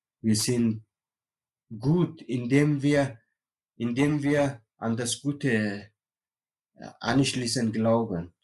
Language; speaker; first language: German; non-native, learner; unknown